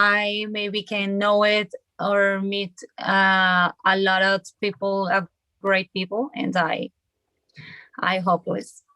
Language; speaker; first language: English; non-native, learner; Spanish